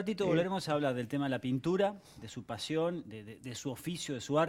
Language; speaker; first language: Spanish; native; Spanish